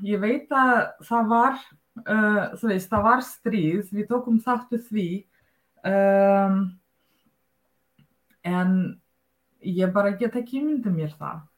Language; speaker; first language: Icelandic; non-native, fluent; Russian